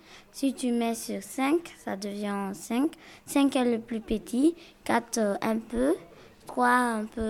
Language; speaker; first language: French; non-native, learner; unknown